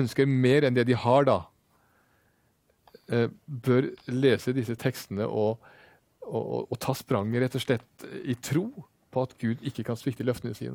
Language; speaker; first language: Norwegian; native; Norwegian